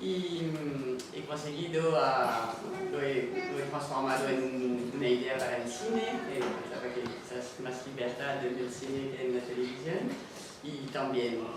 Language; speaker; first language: Spanish; non-native, fluent; French